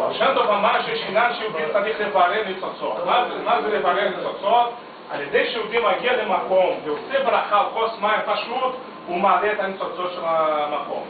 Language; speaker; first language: Hebrew; non-native, fluent; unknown